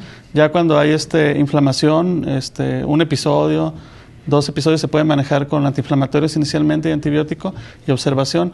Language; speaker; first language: Spanish; native; Spanish